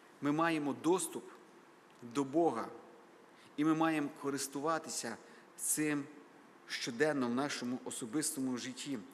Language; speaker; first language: Ukrainian; native; Ukrainian